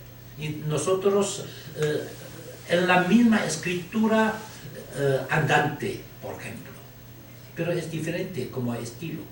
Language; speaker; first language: Spanish; non-native, learner; Chinese